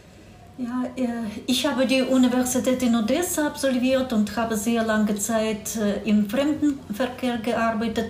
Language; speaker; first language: German; non-native, fluent; Russian